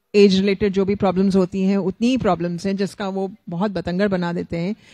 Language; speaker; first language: Hindi; native; Hindi